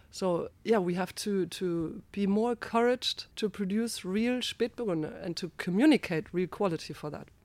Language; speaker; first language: English; non-native, fluent; German